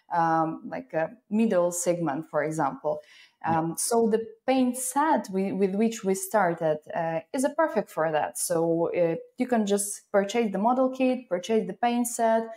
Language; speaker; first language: English; non-native, fluent; Ukrainian